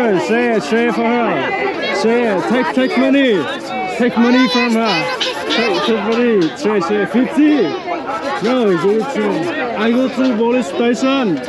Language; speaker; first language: English; non-native, learner; Vietnamese